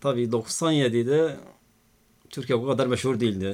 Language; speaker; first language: Turkish; non-native, fluent; Arabic